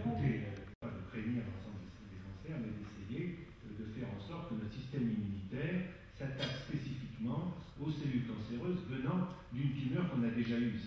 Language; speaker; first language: French; native; French